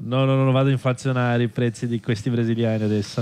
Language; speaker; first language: Italian; non-native, fluent; Portuguese